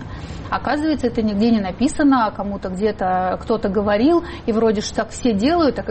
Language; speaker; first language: Russian; native; Russian